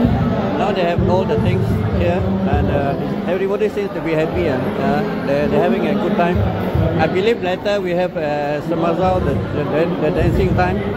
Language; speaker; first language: English; non-native, local second language; Malay